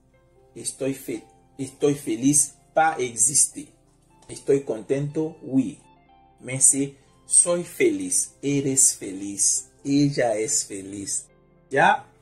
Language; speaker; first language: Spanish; non-native, fluent; Haitian Creole